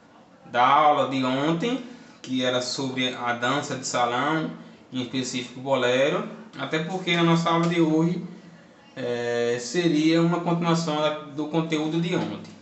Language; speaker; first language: Portuguese; native; Portuguese